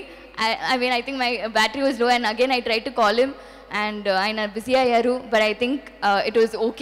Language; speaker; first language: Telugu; non-native, local second language; Tamil